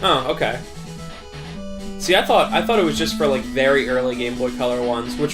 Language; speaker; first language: English; native; English